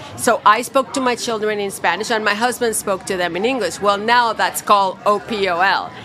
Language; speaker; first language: English; non-native, local second language; Spanish